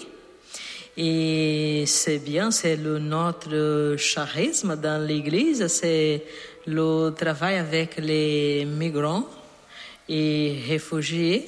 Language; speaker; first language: French; non-native, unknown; Portuguese